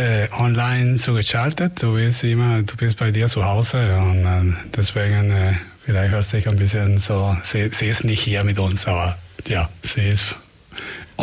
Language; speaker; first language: German; non-native, fluent; Spanish